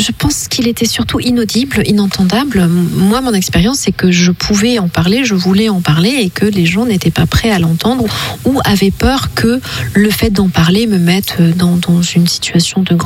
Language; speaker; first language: French; non-native, local second language; Kinyarwanda